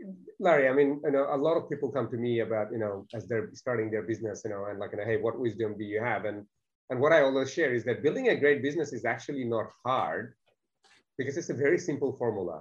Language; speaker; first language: English; non-native, local second language; Bangla